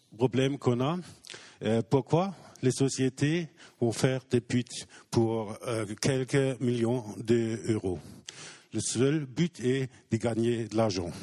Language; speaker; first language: French; non-native, learner; German